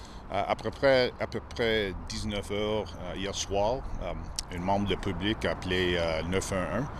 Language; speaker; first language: French; non-native, local second language; English